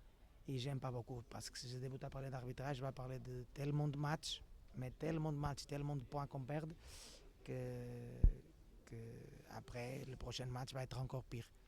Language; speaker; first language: French; non-native, learner; Portuguese